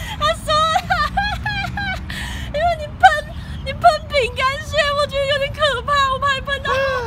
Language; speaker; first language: Chinese; native; Chinese